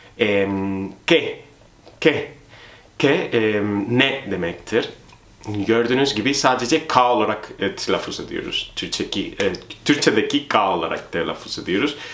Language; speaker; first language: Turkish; non-native, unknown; Spanish